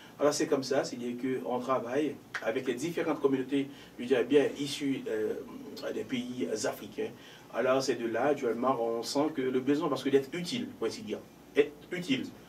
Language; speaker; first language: French; non-native, local second language; Haitian Creole